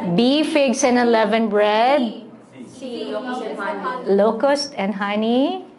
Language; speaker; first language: English; non-native, local second language; Filipino